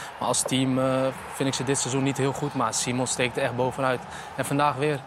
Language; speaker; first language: Dutch; early bilingual, other home language; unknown